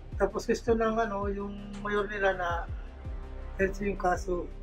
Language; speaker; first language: Filipino; non-native, local second language; Cebuano